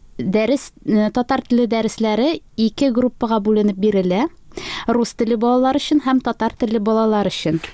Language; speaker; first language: Tatar; native; Tatar